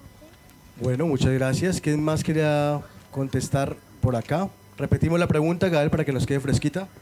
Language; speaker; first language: Spanish; native; Spanish